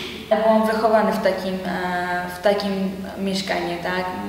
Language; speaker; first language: Polish; non-native, learner; Persian